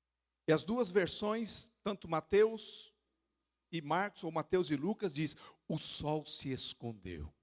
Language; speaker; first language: Portuguese; native; Portuguese